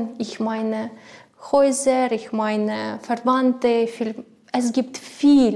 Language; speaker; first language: German; non-native, learner; Ukrainian